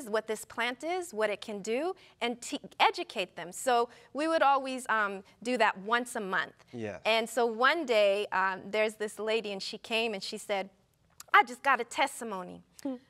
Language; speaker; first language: English; native; English